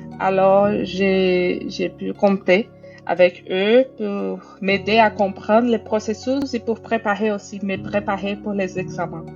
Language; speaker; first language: French; non-native, fluent; Portuguese